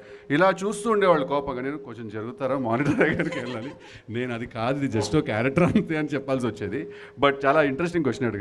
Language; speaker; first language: Telugu; native; Telugu